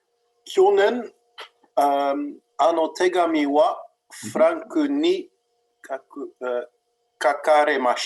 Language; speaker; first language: Japanese; non-native, learner; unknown